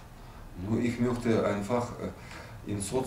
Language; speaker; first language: German; non-native, learner; Russian